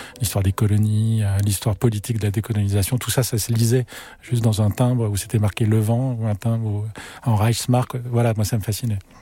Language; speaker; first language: French; native; French